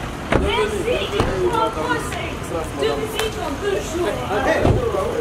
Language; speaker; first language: French; non-native, fluent; English